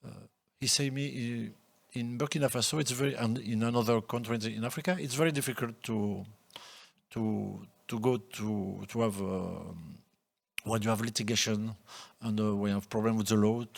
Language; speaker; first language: English; non-native, local second language; French